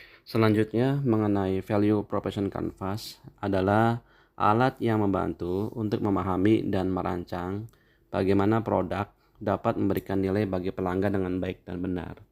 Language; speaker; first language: Indonesian; native; Indonesian